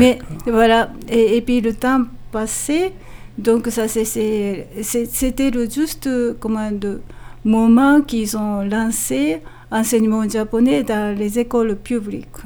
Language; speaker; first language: French; non-native, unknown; Japanese